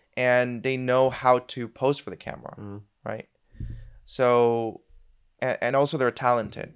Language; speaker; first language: English; non-native, fluent; Spanish